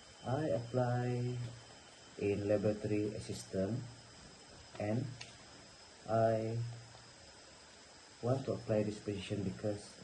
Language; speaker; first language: English; non-native, learner; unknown